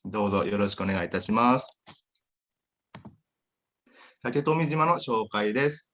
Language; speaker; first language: Japanese; native; Japanese